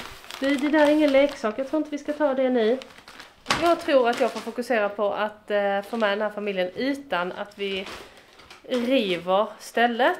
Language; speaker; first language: Swedish; native; Swedish